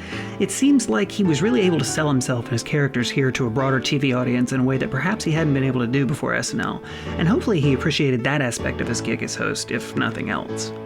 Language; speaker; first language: English; native; English